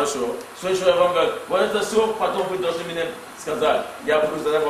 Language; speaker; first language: Russian; non-native, learner; English